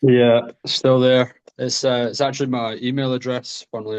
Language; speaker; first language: English; native; English